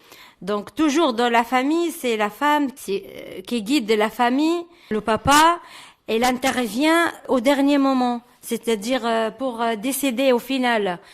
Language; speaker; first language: French; non-native, fluent; Arabic